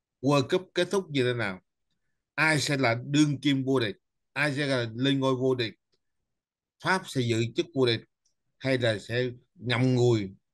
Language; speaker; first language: Vietnamese; native; Vietnamese